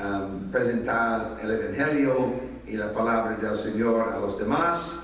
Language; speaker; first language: Spanish; non-native, fluent; English